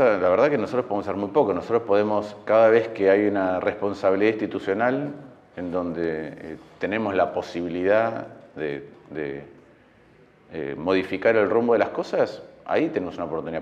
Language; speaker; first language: Spanish; native; Spanish